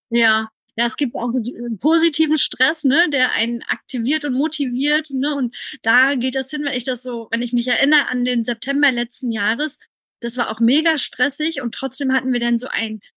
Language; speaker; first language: German; native; German